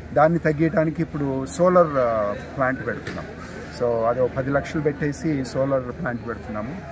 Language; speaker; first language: Telugu; native; Telugu